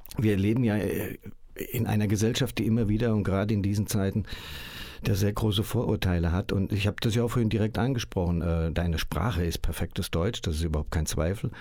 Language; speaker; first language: German; native; German